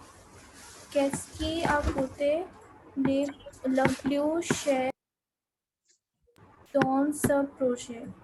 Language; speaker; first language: French; non-native, learner; Hindi